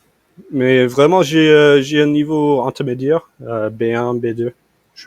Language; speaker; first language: French; non-native, fluent; English